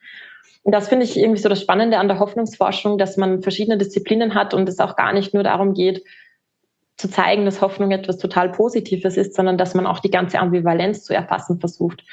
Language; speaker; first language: German; native; German